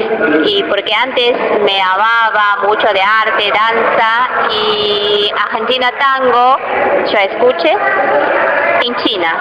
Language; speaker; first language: Spanish; non-native, learner; Chinese